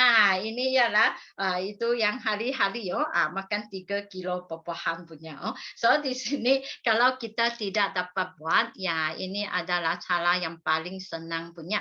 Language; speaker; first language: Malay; non-native, local second language; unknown